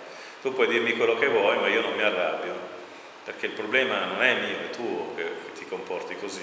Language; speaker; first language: Italian; native; Italian